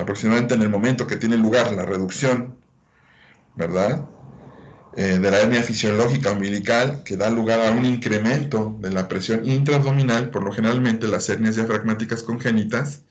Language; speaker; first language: Spanish; native; Spanish